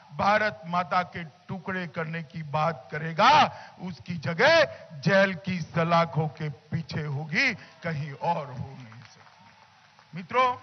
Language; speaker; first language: Hindi; non-native, local second language; Gujarati